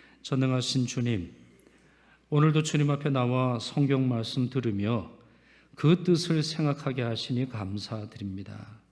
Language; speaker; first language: Korean; native; Korean